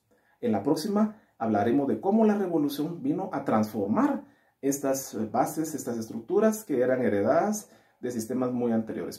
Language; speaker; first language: Spanish; native; Spanish